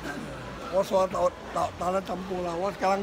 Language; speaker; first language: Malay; non-native, local second language; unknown